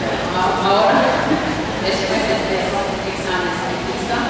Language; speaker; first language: Spanish; non-native, learner; Finnish